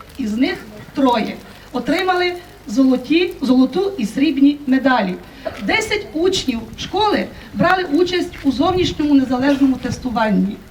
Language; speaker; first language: Ukrainian; native; Ukrainian